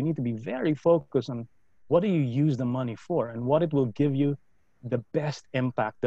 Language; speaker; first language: English; non-native, local second language; Filipino